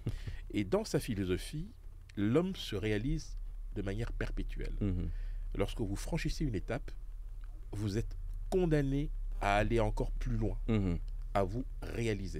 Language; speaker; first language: French; native; French